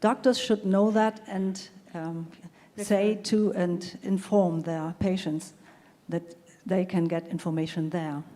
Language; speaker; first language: English; non-native, fluent; German